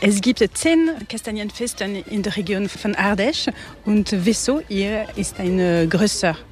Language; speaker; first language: German; non-native, learner; French